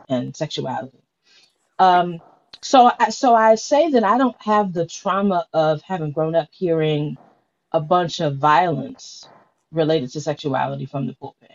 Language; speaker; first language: English; native; English